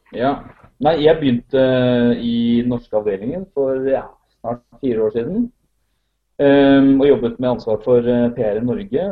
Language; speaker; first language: Norwegian; native; Norwegian